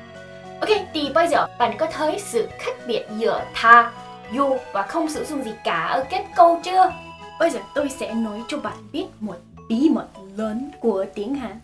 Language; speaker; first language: Vietnamese; non-native, fluent; Korean